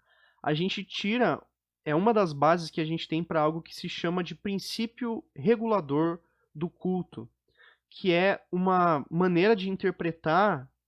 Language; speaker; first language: Portuguese; native; Portuguese